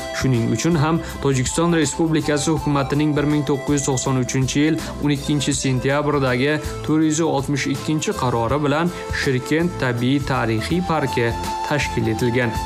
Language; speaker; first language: Uzbek; native; Uzbek